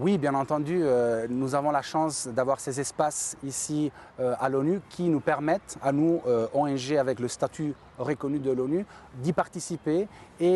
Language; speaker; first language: French; native; French